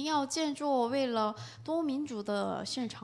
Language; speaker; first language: Chinese; non-native, fluent; Korean